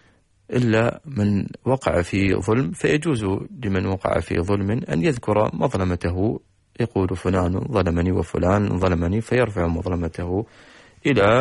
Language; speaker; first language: Arabic; native; Arabic